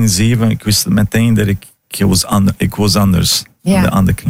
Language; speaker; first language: Dutch; non-native, fluent; Portuguese